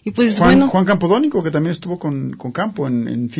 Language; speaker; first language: Spanish; native; Spanish